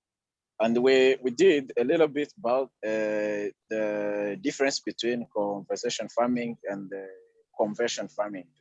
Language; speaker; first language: English; non-native, fluent; Kinyarwanda